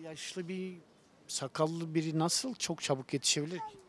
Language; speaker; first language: Turkish; native; Turkish